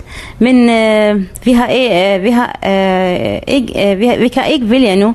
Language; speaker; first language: Danish; non-native, learner; Arabic